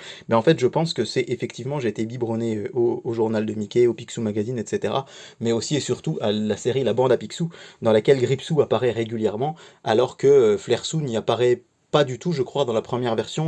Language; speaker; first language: French; native; French